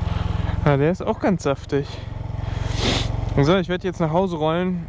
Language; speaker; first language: German; native; German